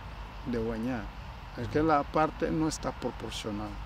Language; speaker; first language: Catalan; non-native, fluent; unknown